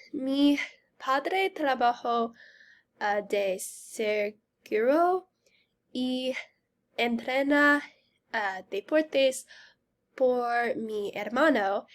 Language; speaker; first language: Spanish; non-native, learner; English